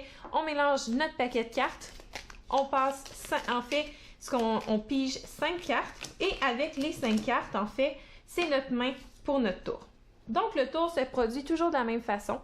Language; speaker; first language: French; native; French